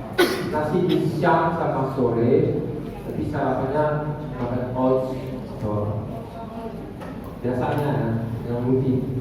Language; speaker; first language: Indonesian; non-native, learner; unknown